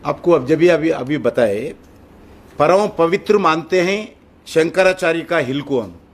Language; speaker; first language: Hindi; non-native, local second language; Telugu